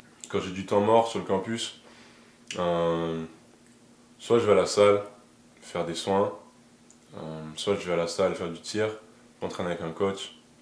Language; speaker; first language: French; native; French